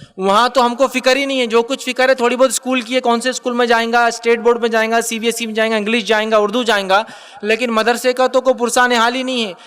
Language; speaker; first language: Urdu; native; Urdu